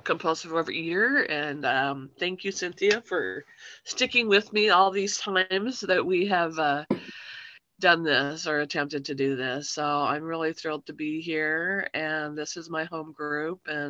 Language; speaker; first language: English; native; English